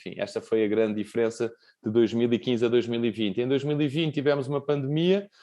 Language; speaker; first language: Portuguese; native; Portuguese